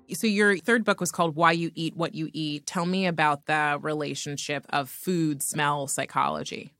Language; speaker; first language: English; native; English